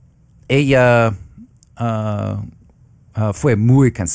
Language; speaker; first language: Spanish; non-native, learner; English